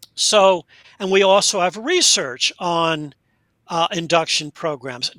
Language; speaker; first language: English; native; English